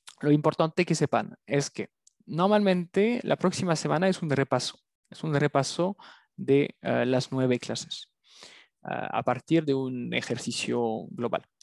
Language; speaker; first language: Spanish; non-native, fluent; French